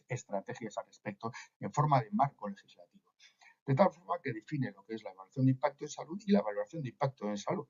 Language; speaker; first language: Spanish; native; Spanish